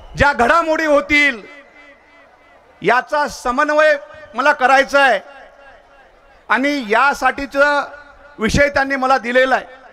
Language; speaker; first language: Marathi; non-native, local second language; Lambadi